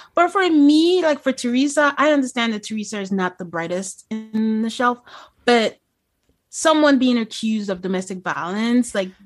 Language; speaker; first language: English; non-native, local second language; Yoruba